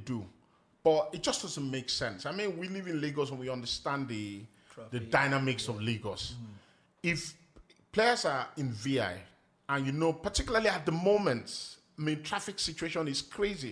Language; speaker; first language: English; non-native, local second language; Ibibio